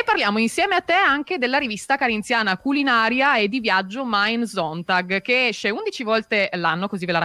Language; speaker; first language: Italian; native; Italian